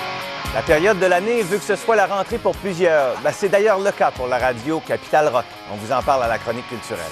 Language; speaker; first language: French; native; French